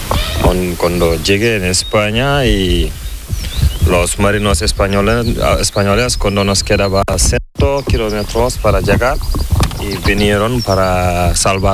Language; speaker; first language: Spanish; non-native, learner; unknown